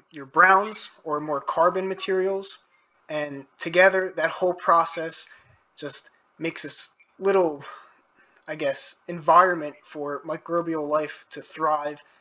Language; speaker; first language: English; native; English